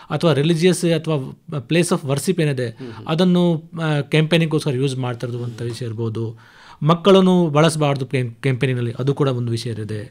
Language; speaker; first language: Kannada; non-native, fluent; Hindi